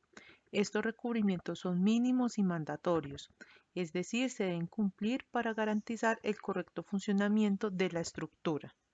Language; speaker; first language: Spanish; native; Spanish